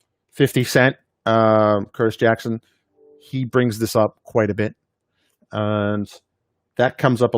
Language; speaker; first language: English; native; English